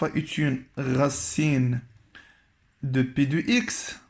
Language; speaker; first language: French; non-native, local second language; Arabic